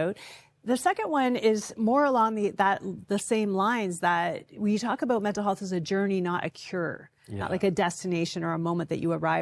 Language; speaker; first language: English; native; English